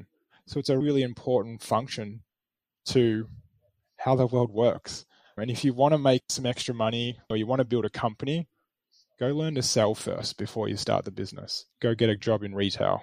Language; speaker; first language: English; native; English